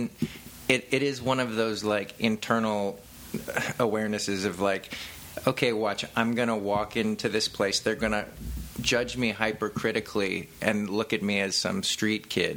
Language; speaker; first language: English; native; English